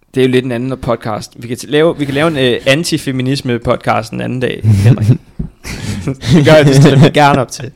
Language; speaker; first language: Danish; native; Danish